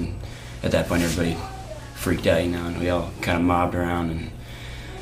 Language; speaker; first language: English; native; English